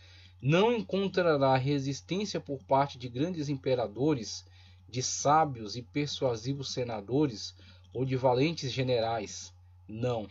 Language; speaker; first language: Portuguese; native; Portuguese